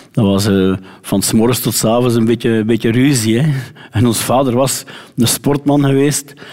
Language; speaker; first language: Dutch; native; Dutch